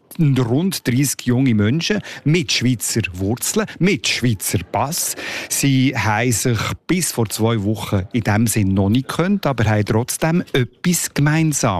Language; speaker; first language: German; native; German